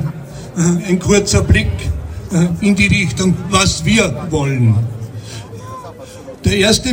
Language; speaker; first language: German; native; German